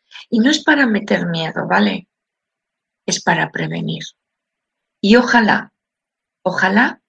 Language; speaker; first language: Spanish; native; Spanish